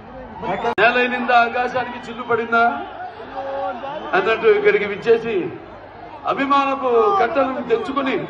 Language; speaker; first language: Telugu; native; Telugu